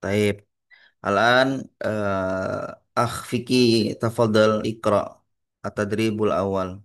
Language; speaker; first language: Arabic; non-native, fluent; Indonesian